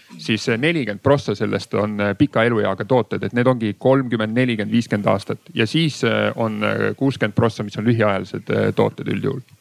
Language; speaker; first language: Estonian; native; Estonian